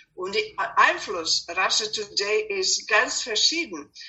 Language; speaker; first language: German; non-native, fluent; Serbian